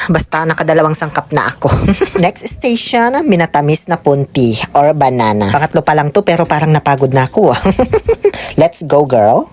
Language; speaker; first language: Filipino; non-native, local second language; Pampanga